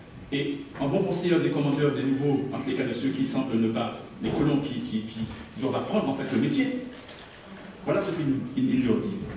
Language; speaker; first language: French; native; French